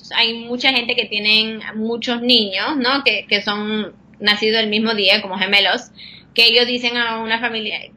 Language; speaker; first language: Spanish; non-native, fluent; English